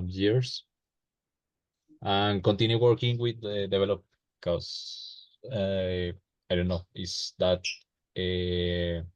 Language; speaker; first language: English; non-native, learner; Spanish